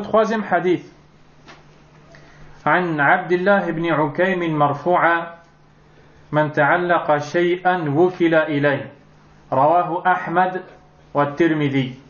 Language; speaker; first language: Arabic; non-native, fluent; French